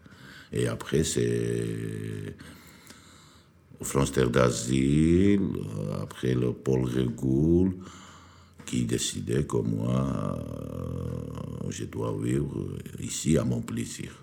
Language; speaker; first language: French; non-native, learner; Georgian